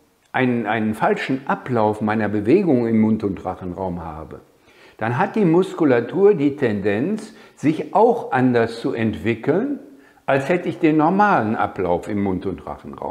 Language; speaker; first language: German; native; German